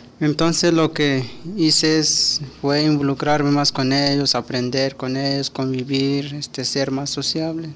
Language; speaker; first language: Spanish; non-native, local second language; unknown